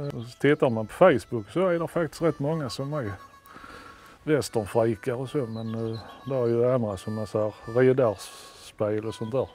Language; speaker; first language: Swedish; native; Swedish